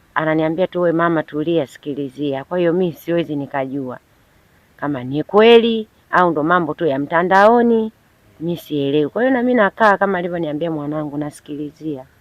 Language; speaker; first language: Swahili; native; Swahili